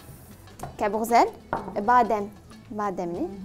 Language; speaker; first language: Turkish; non-native, learner; Arabic